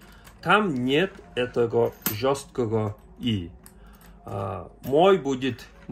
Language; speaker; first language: Russian; non-native, learner; Mongolian